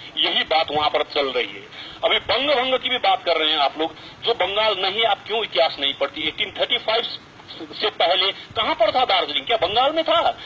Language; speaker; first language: Hindi; non-native, local second language; Nepali